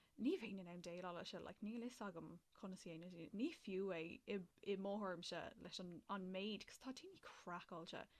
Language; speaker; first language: Irish; native; Irish